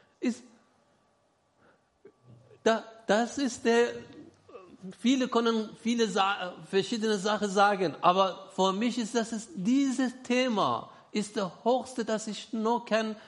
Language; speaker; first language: German; non-native, learner; Persian